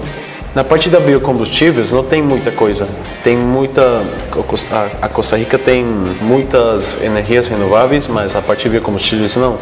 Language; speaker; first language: Portuguese; non-native, fluent; Spanish